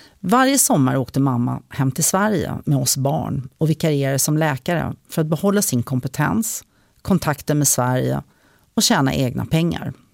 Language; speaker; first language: Swedish; early bilingual, other home language; French